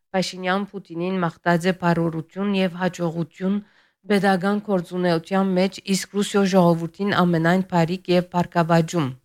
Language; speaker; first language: Armenian; early bilingual, heritage; Armenian